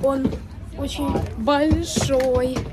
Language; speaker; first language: Russian; early bilingual, heritage; Russian